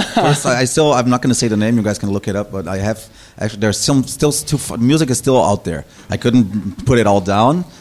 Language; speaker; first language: English; non-native, fluent; German